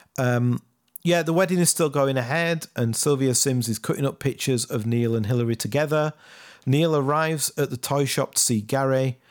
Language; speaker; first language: English; native; English